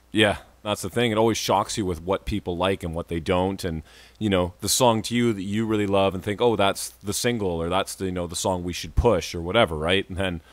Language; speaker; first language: English; native; English